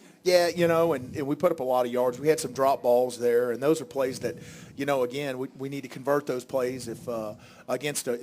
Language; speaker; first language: English; native; English